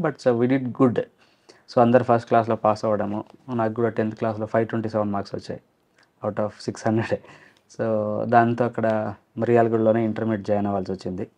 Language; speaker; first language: Telugu; non-native, local second language; Lambadi